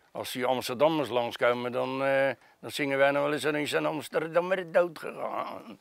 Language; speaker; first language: Dutch; native; Dutch